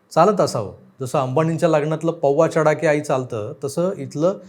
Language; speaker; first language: Marathi; native; Marathi